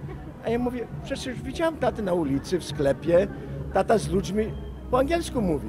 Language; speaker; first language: Polish; early bilingual, heritage; Polish